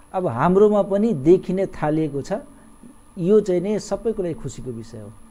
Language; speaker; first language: Nepali; non-native, local second language; Awadhi